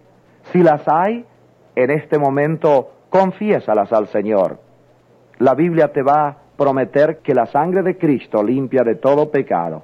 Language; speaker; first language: Spanish; native; Spanish